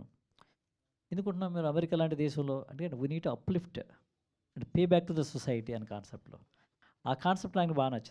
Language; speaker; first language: Telugu; native; Telugu